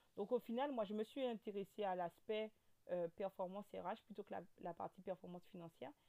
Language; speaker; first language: French; native; French